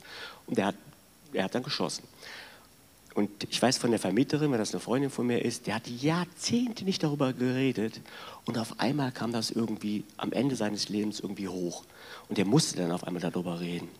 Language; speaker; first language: German; native; German